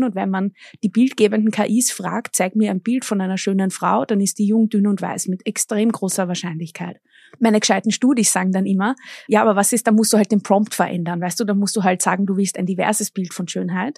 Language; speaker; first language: German; native; German